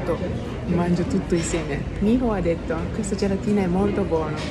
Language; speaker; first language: Italian; non-native, learner; Japanese